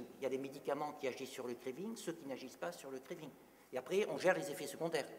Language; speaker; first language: French; native; French